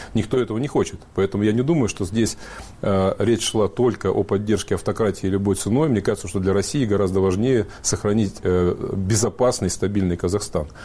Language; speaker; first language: Russian; native; Russian